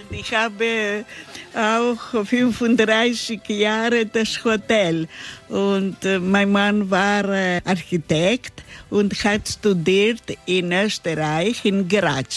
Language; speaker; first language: German; non-native, learner; Greek